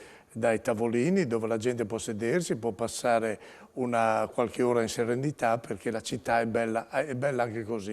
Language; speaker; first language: Italian; native; Italian